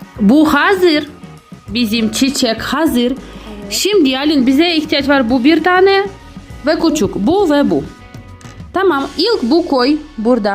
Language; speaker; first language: Turkish; non-native, learner; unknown